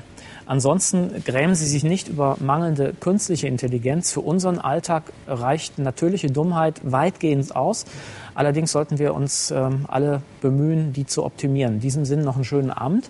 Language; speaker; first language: German; native; German